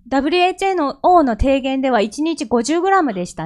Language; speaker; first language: Japanese; non-native, fluent; Korean